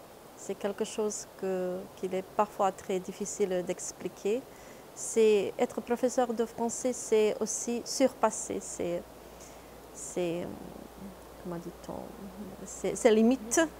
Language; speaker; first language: French; non-native, fluent; Bosnian